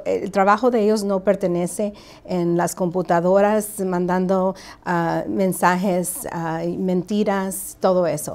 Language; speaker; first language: Spanish; early bilingual, heritage; Spanish